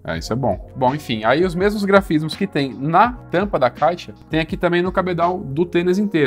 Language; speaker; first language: Portuguese; native; Portuguese